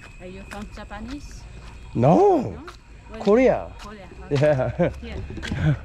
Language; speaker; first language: English; non-native, learner; Korean